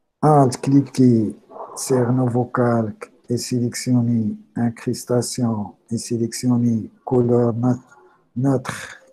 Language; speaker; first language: French; non-native, local second language; Arabic